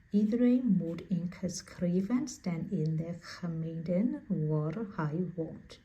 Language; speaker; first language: Dutch; non-native, learner; Burmese